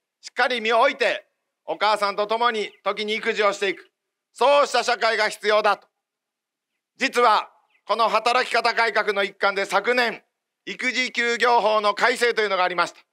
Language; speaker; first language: Japanese; native; Japanese